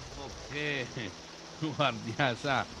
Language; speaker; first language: Indonesian; native; Indonesian